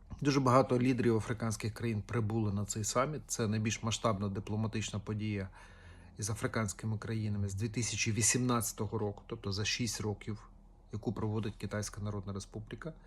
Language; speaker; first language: Ukrainian; native; Ukrainian